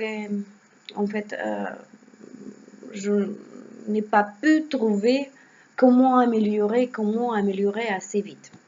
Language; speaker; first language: French; non-native, learner; Russian